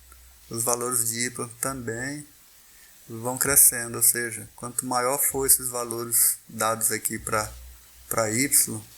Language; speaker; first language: Portuguese; native; Portuguese